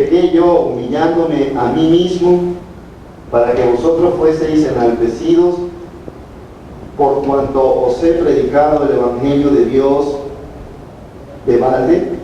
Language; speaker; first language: Spanish; native; Spanish